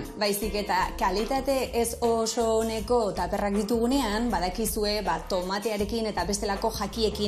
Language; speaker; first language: Basque; native; Basque